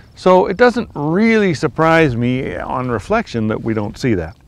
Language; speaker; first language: English; native; English